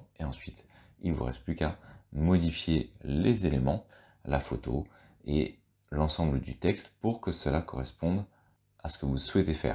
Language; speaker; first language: French; native; French